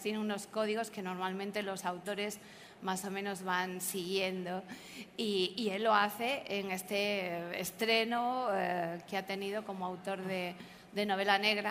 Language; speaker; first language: Spanish; native; Spanish